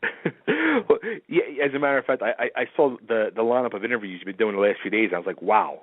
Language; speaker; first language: English; native; English